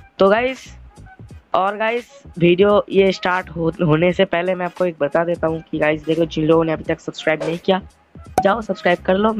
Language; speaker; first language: Hindi; non-native, local second language; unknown